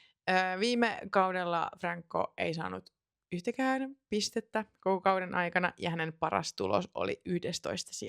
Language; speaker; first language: Finnish; native; Finnish